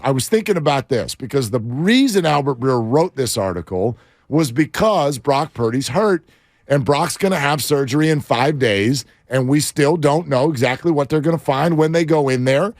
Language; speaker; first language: English; native; English